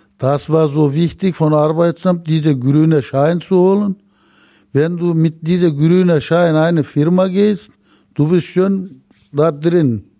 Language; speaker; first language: German; non-native, learner; Turkish